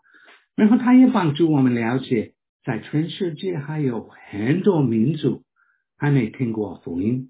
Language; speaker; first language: Chinese; non-native, fluent; English